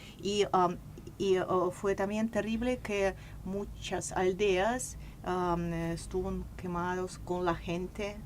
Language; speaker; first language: Spanish; non-native, fluent; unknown